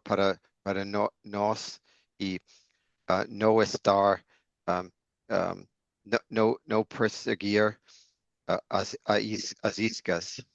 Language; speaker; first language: Portuguese; non-native, learner; English